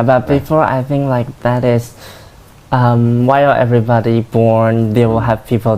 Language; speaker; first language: English; non-native, learner; Chinese